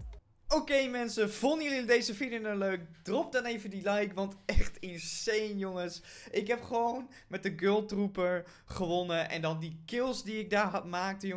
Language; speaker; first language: Dutch; native; Dutch